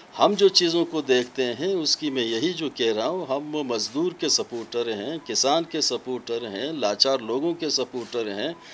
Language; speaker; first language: Urdu; non-native, local second language; Baluchi